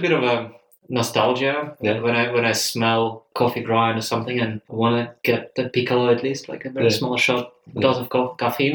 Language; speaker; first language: English; non-native, fluent; Russian